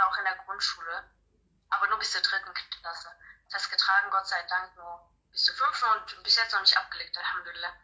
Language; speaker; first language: German; early bilingual, other home language; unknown